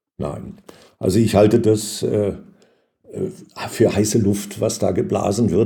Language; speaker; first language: German; native; German